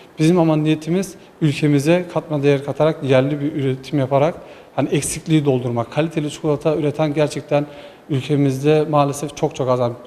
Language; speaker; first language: Turkish; native; Turkish